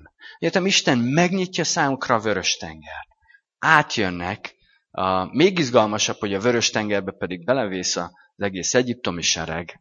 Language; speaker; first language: Hungarian; native; Hungarian